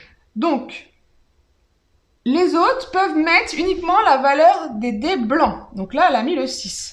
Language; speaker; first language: French; native; French